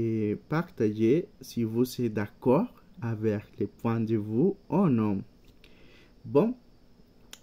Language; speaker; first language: French; non-native, learner; Spanish